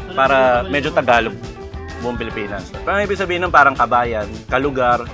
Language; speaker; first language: Filipino; non-native, local second language; Pampanga